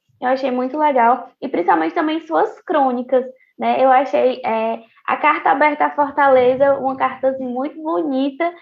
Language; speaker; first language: Portuguese; native; Portuguese